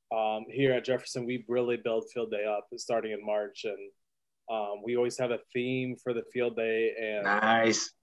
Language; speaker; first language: English; native; English